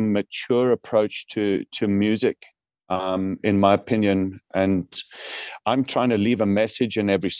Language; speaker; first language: English; native; English